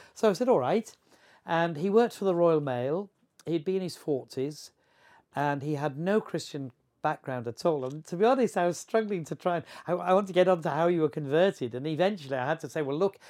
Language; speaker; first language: English; native; English